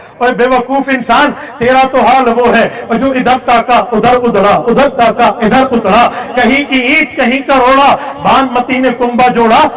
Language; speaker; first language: Urdu; non-native, local second language; Saraiki